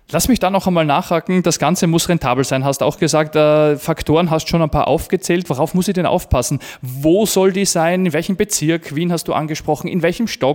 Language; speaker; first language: German; native; German